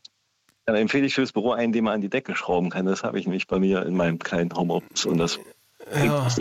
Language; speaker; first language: German; native; German